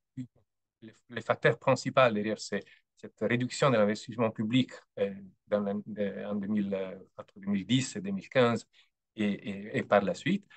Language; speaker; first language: French; non-native, fluent; Italian